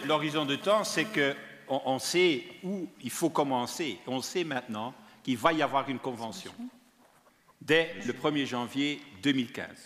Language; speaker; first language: French; non-native, local second language; Dutch